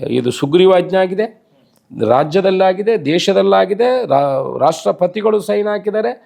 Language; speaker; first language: Kannada; non-native, local second language; Tulu